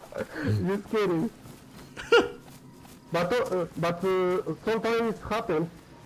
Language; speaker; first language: English; non-native, learner; Romanian